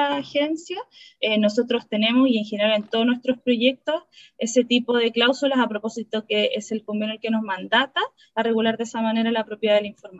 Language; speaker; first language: Spanish; native; Spanish